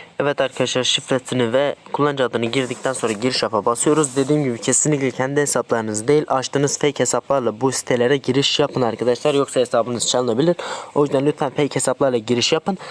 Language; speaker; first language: Turkish; non-native, local second language; Kurdish